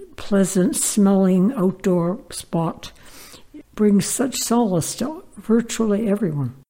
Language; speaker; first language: English; native; English